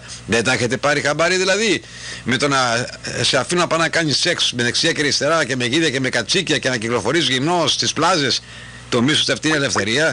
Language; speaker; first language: Greek; native; Greek